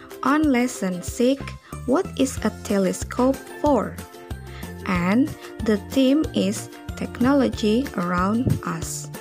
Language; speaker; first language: English; non-native, fluent; Indonesian